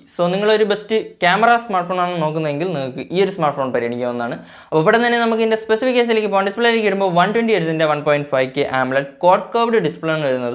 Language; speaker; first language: Malayalam; native; Malayalam